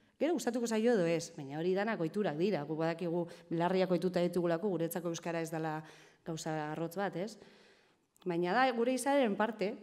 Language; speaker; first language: Basque; native; Basque